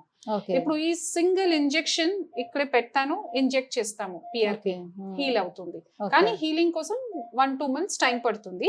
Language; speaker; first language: Telugu; non-native, fluent; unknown